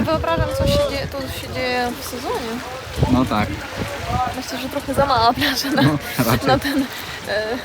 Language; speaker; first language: Polish; non-native, learner; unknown